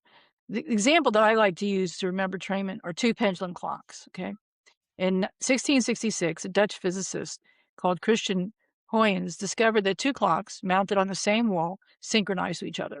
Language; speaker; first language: English; native; English